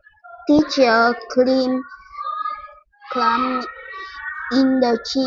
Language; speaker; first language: English; non-native, learner; Vietnamese